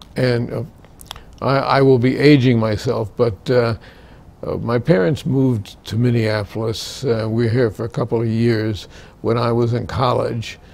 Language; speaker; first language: English; native; English